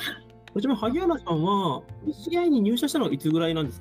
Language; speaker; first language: Japanese; native; Japanese